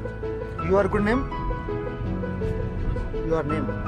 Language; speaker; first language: English; non-native, learner; Urdu